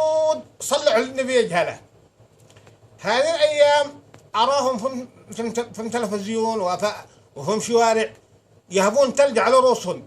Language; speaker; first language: Arabic; native; Arabic